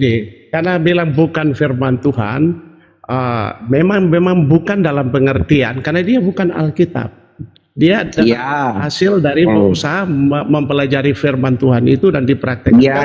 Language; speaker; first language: Indonesian; native; Indonesian